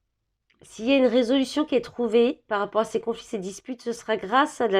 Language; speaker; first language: French; native; French